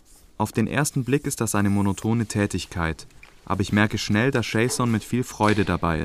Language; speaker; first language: German; native; German